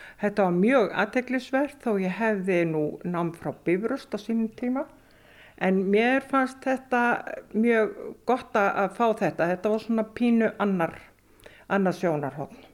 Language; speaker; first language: Icelandic; native; Icelandic